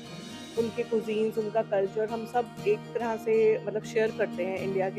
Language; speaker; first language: Hindi; native; Hindi